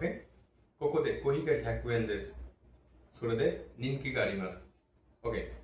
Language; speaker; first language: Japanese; non-native, fluent; Bangla